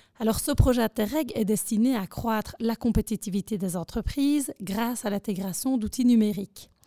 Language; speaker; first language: French; native; French